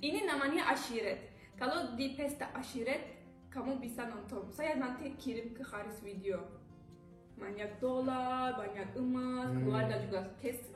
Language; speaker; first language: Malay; non-native, learner; Turkish